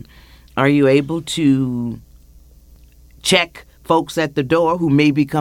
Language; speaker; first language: English; native; English